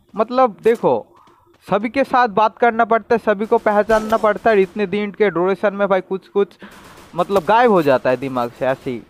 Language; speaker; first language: Hindi; non-native, local second language; Bangla